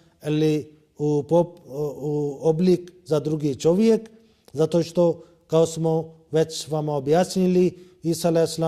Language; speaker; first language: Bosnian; non-native, learner; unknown